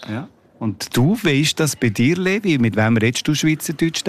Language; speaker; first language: German; native; German